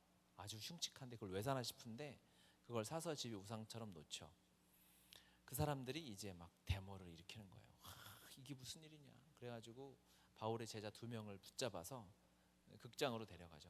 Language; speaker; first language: Korean; native; Korean